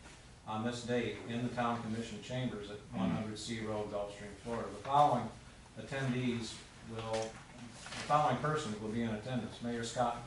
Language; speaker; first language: English; native; English